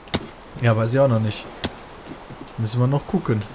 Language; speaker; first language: German; native; German